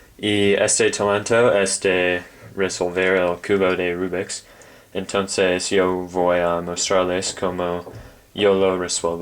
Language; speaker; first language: Spanish; non-native, learner; English